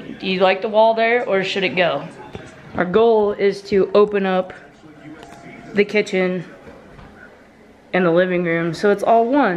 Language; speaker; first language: English; native; English